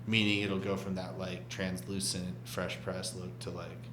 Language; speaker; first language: English; native; English